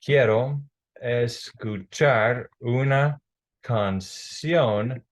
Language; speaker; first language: Spanish; non-native, fluent; English